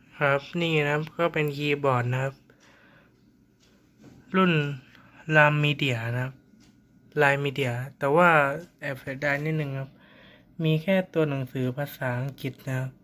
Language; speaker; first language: Thai; native; Thai